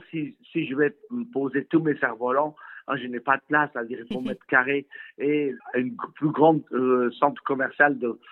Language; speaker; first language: French; non-native, fluent; Persian